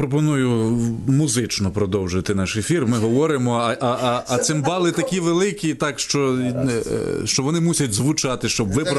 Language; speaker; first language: Ukrainian; native; Ukrainian